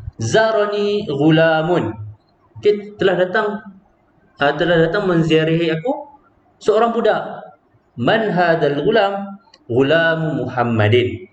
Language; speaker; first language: Malay; native; Malay